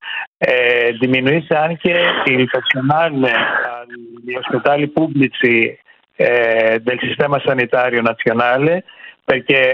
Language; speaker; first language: Italian; non-native, fluent; Greek